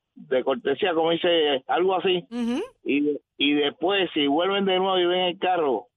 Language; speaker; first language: Spanish; native; Spanish